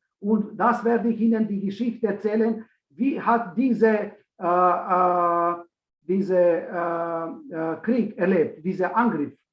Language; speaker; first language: German; non-native, learner; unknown